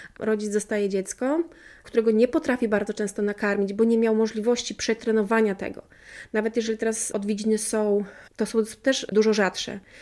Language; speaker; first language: Polish; native; Polish